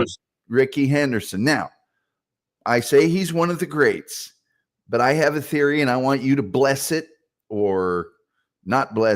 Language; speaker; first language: English; native; English